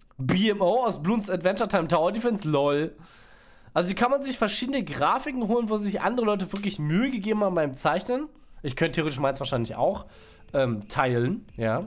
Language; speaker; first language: German; native; German